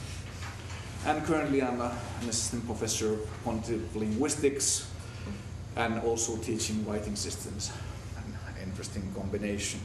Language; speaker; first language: English; non-native, fluent; Finnish